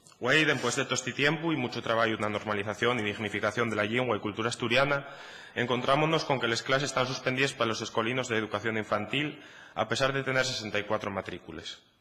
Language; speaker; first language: Asturian; non-native, local second language; Spanish